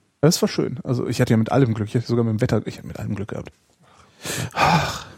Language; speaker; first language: German; native; German